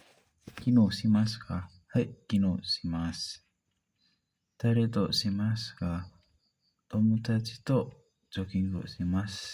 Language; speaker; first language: Japanese; non-native, learner; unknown